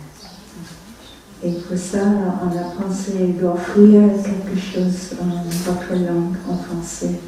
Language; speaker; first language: French; non-native, fluent; Vietnamese